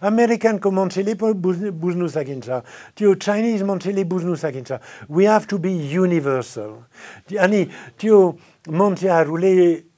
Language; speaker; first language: Nepali; non-native, fluent; French